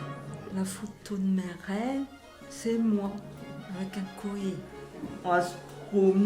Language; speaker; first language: French; native; French